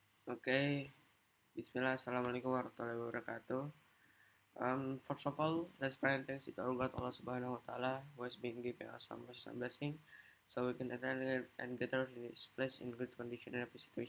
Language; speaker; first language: English; non-native, learner; Indonesian